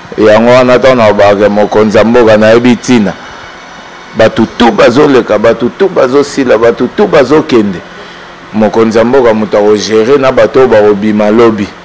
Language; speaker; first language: Lingala; native; Lingala